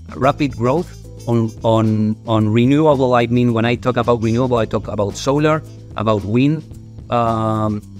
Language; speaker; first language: English; non-native, fluent; Spanish